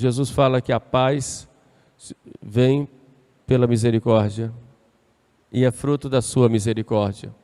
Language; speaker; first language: Portuguese; native; Portuguese